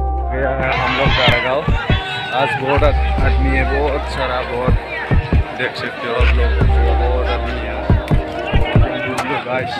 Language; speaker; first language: Hindi; non-native, local second language; Assamese